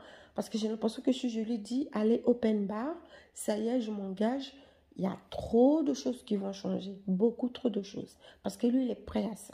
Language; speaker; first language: French; native; French